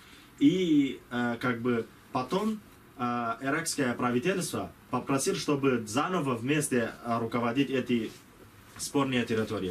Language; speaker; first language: Russian; non-native, learner; Kurdish